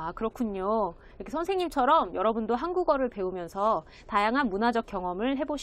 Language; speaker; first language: Korean; native; Korean